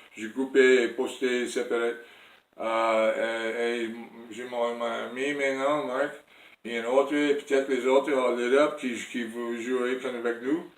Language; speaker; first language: French; non-native, learner; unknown